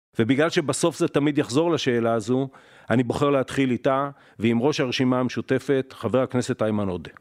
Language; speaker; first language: Hebrew; native; Hebrew